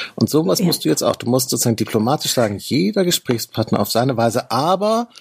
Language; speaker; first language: German; native; German